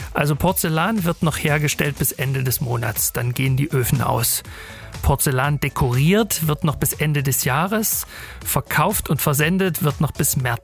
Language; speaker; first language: German; native; German